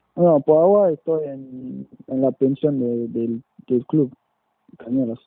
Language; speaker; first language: Spanish; non-native, fluent; French